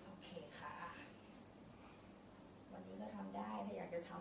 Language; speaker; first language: Thai; native; Thai